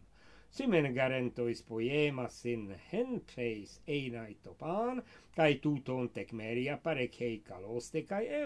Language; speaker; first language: Greek; non-native, fluent; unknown